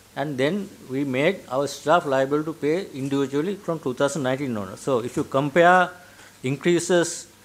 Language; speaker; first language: English; non-native, local second language; Sinhala